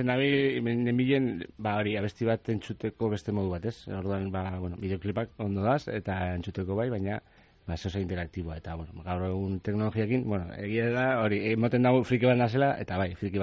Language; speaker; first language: Basque; native; Basque